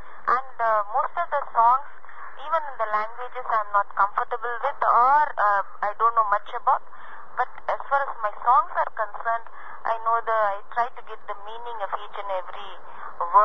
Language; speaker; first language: English; non-native, local second language; Tamil